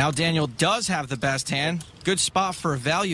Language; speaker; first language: English; native; English